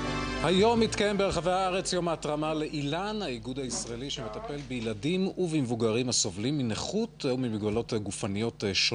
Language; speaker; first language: Hebrew; native; Hebrew